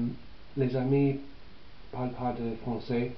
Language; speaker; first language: French; non-native, learner; English